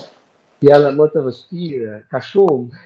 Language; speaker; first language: Albanian; non-native, learner; Portuguese